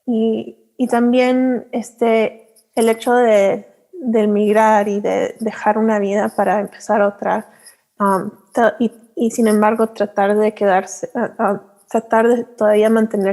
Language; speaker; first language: Spanish; early bilingual, heritage; Spanish